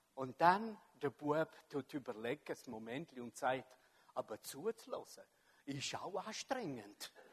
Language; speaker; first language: German; non-native, local second language; Italian